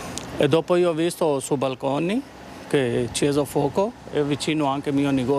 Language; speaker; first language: Italian; non-native, learner; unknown